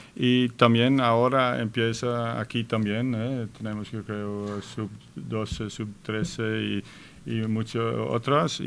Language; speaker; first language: Spanish; non-native, fluent; Dutch